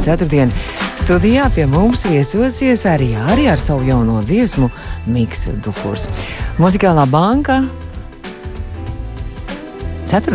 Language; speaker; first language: Latvian; native; Latvian